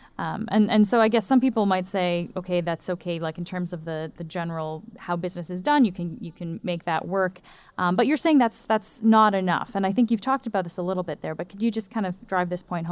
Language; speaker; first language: English; native; English